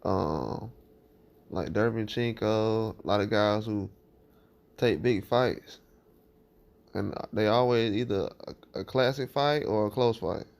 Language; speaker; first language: English; native; English